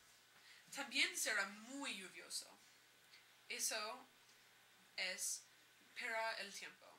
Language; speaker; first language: Spanish; non-native, learner; English